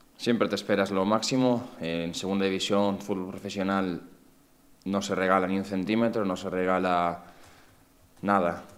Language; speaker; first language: Spanish; native; Spanish